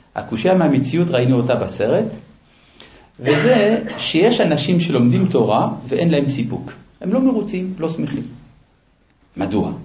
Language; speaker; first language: Hebrew; non-native, fluent; Spanish